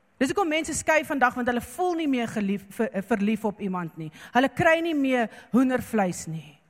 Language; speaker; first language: Afrikaans; non-native, local second language; English